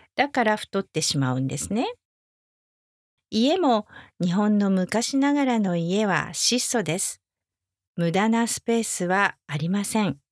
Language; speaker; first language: Japanese; native; Japanese